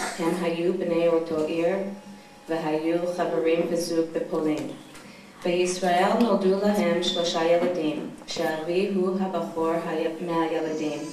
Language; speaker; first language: Hebrew; non-native, fluent; English